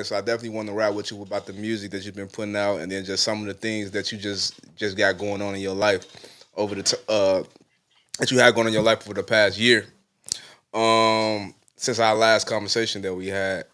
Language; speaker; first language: English; native; English